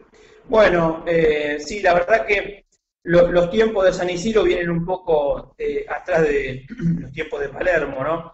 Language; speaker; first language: Spanish; native; Spanish